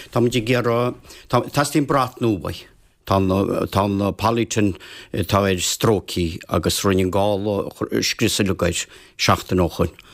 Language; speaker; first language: Irish; native; Irish